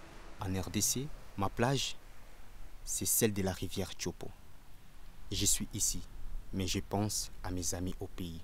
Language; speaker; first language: French; non-native, local second language; Lingala